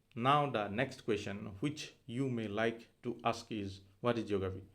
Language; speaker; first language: English; non-native, local second language; Assamese